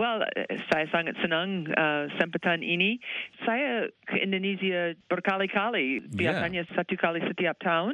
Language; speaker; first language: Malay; non-native, fluent; English